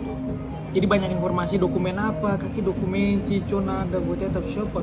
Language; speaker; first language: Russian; non-native, learner; Indonesian